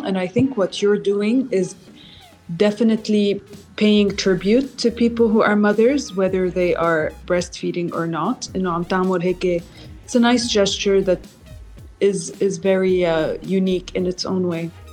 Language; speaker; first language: English; non-native, local second language; Arabic